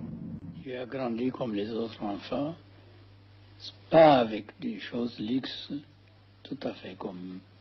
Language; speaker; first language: French; non-native, fluent; Amharic